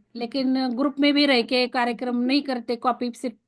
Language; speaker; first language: Hindi; non-native, local second language; Marathi